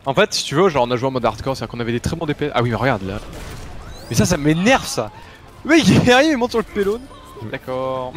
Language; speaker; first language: French; native; French